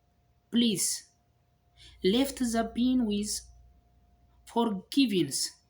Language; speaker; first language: English; non-native, learner; Amharic